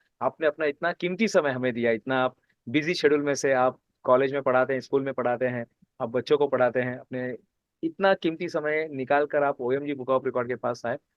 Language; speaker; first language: Hindi; native; Hindi